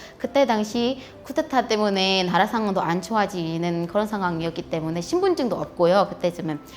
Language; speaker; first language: Korean; non-native, fluent; Burmese